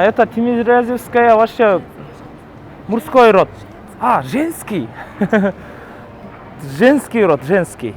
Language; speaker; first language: Russian; non-native, local second language; Kyrgyz